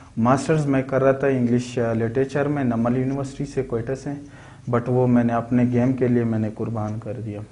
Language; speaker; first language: Urdu; non-native, local second language; Pashto